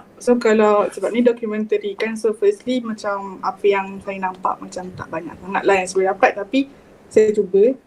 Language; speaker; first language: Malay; native; Malay